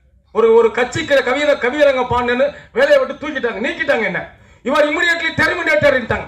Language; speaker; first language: Tamil; native; Tamil